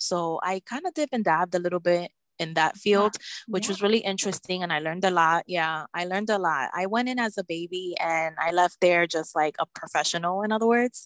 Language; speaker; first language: English; native; English